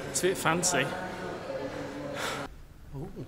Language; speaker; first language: English; native; English